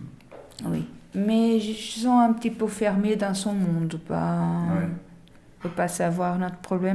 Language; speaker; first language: French; non-native, learner; Portuguese